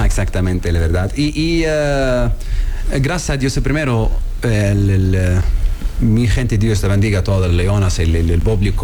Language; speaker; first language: Spanish; non-native, learner; Arabic